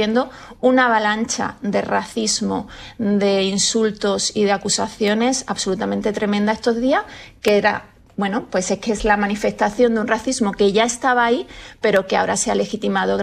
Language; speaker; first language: Spanish; native; Spanish